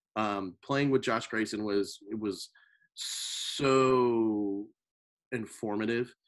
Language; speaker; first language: English; native; English